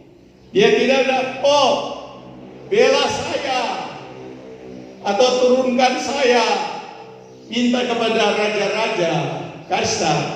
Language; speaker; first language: Malay; native; Malay